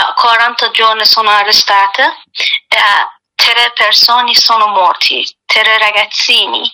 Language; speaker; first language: Italian; non-native, learner; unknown